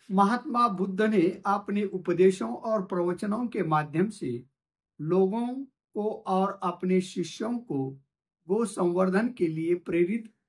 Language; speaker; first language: Hindi; non-native, local second language; Marathi